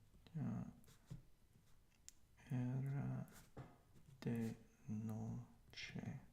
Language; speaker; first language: Spanish; non-native, learner; English